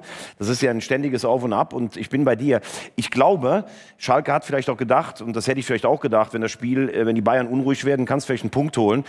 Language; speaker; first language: German; native; German